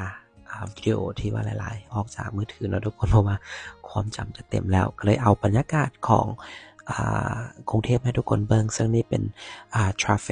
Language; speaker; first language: Thai; non-native, local second language; Lao